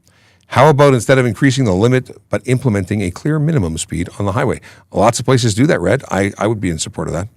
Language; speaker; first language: English; native; English